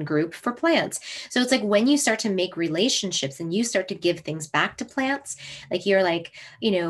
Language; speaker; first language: English; native; English